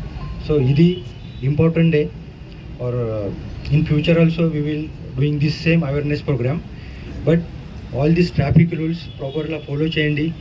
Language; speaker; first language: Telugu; non-native, learner; Hindi